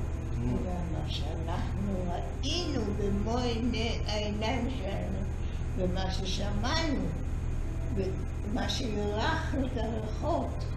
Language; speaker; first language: Hebrew; non-native, fluent; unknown